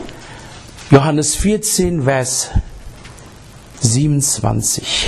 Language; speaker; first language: German; non-native, learner; English